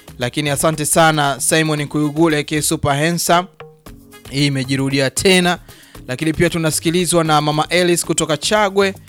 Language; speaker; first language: Swahili; native; Swahili